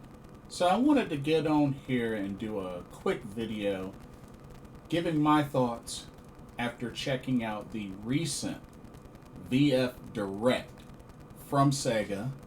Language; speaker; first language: English; native; English